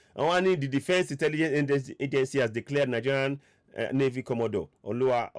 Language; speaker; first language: English; non-native, local second language; Yoruba